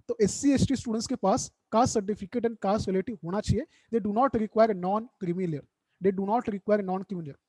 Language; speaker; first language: Hindi; non-native, local second language; Marathi